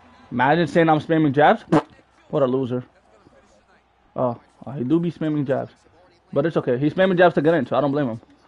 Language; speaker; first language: English; early bilingual, other home language; Spanish